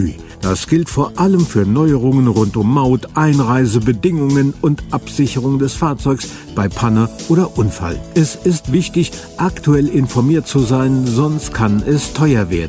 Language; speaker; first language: German; native; German